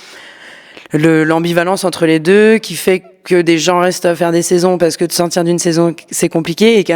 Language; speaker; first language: French; native; French